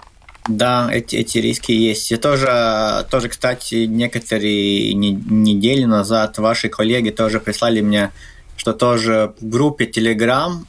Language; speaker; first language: Russian; non-native, local second language; Latvian